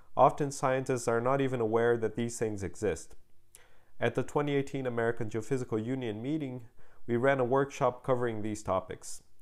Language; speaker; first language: English; non-native, fluent; Portuguese